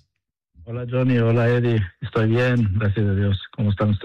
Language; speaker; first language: Spanish; non-native, fluent; Hebrew